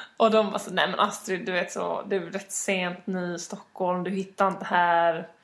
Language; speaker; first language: Swedish; native; Swedish